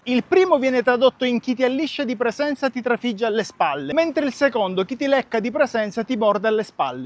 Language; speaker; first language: Italian; native; Italian